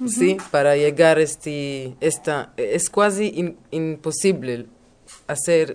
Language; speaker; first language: Spanish; non-native, learner; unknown